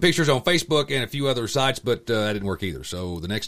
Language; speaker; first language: English; native; English